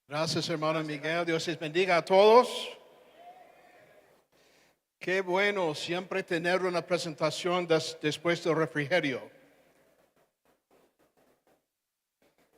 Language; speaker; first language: Spanish; non-native, fluent; English